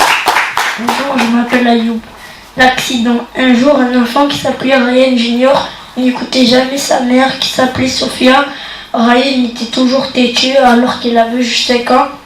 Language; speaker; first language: French; native; French